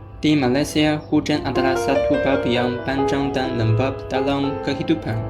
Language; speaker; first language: Malay; non-native, learner; Chinese